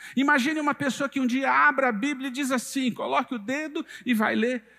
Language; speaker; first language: Portuguese; native; Portuguese